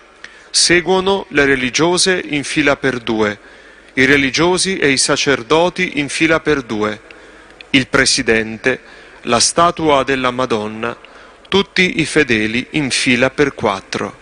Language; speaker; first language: Italian; native; Italian